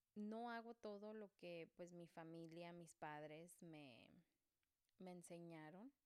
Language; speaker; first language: Spanish; early bilingual, heritage; Spanish